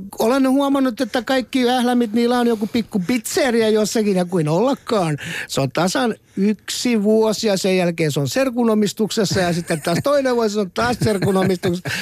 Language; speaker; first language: Finnish; native; Finnish